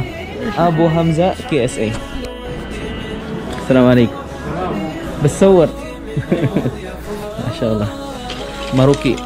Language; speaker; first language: Arabic; non-native, learner; Filipino